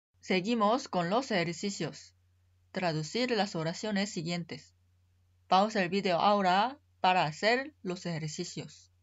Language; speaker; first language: Spanish; non-native, fluent; Korean